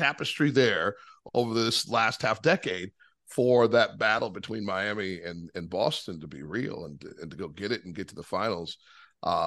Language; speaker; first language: English; native; English